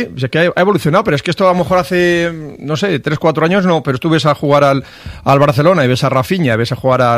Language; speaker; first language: Spanish; native; Spanish